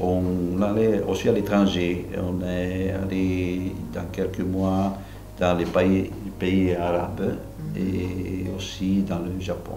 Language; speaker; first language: French; non-native, local second language; Italian